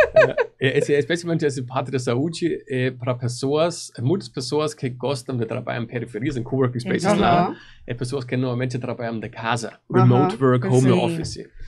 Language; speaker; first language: Portuguese; non-native, learner; German